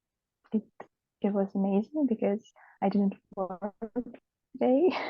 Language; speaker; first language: English; non-native, learner; Russian